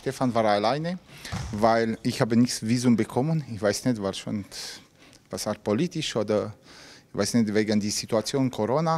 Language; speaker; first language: German; non-native, learner; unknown